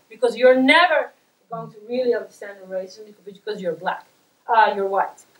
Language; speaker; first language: English; non-native, fluent; Dutch